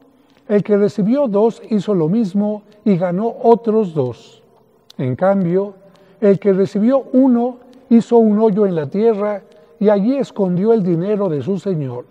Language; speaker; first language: Spanish; native; Spanish